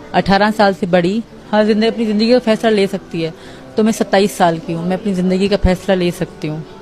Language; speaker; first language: Urdu; non-native, local second language; Sindhi